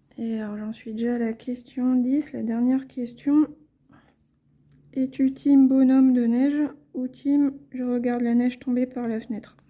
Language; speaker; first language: French; native; French